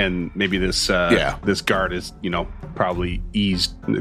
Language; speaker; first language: English; native; English